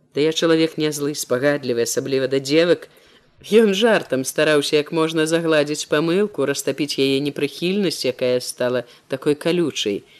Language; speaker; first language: Belarusian; native; Belarusian